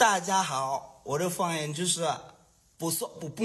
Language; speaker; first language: Chinese; non-native, learner; Ghomala